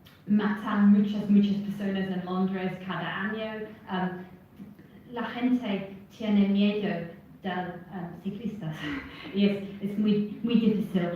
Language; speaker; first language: Spanish; non-native, fluent; English